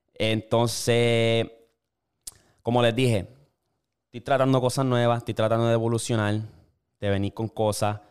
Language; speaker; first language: Spanish; native; Spanish